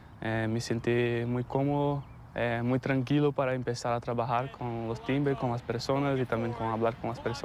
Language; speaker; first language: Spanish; non-native, fluent; Portuguese